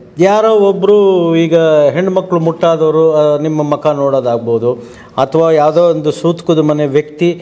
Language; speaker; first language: Kannada; native; Kannada